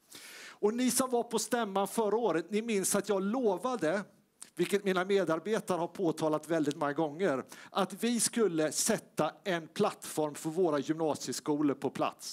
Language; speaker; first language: Swedish; native; Swedish